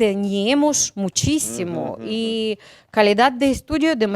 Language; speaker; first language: Spanish; non-native, learner; Ukrainian